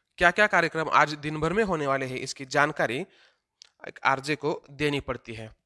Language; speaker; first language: Hindi; non-native, local second language; Marathi